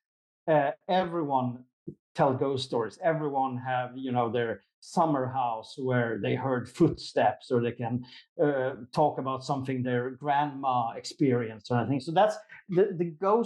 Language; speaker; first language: English; non-native, fluent; Swedish